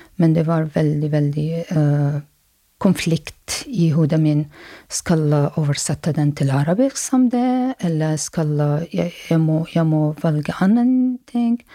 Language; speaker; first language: Norwegian; non-native, learner; Arabic